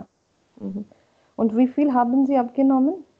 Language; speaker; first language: German; non-native, learner; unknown